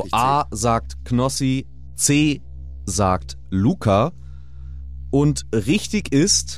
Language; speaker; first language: German; native; German